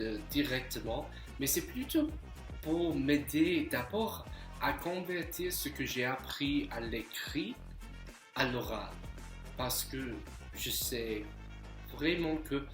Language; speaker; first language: French; non-native, fluent; English